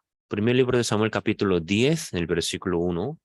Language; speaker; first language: Spanish; non-native, fluent; Korean